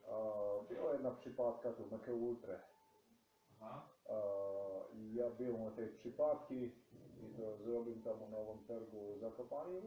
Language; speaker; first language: Polish; non-native, learner; Ukrainian